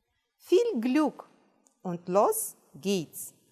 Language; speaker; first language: German; non-native, fluent; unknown